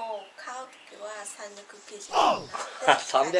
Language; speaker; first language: Japanese; non-native, learner; Vietnamese